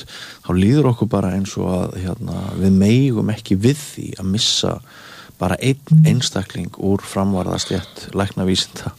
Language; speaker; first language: Icelandic; native; Icelandic